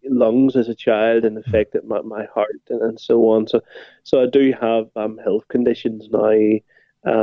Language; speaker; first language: English; native; English